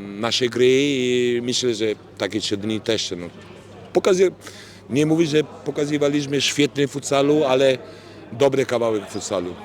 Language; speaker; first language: Polish; non-native, fluent; Italian